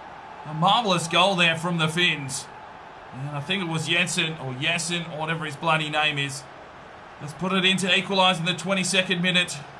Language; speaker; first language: English; native; English